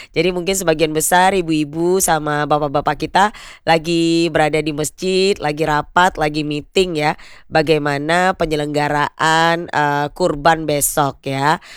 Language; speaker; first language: Indonesian; native; Indonesian